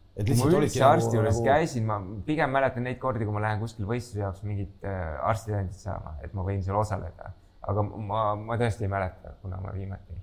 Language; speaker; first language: Estonian; native; Estonian